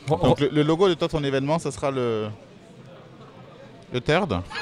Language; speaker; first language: French; native; French